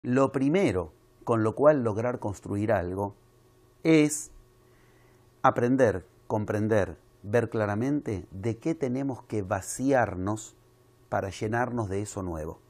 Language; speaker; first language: Spanish; native; Spanish